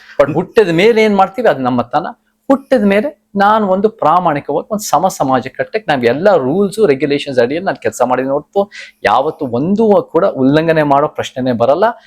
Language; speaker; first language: Kannada; early bilingual, heritage; Kannada